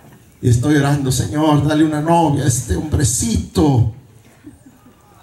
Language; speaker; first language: Spanish; native; Spanish